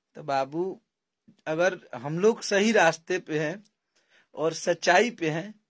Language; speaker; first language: Hindi; native; Hindi